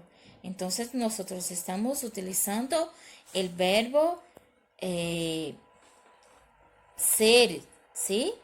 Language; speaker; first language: Spanish; non-native, learner; Portuguese